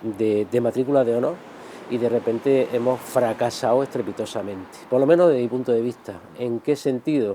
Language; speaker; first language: Spanish; native; Spanish